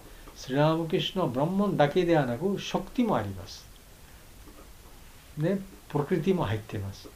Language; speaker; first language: Japanese; non-native, learner; Bangla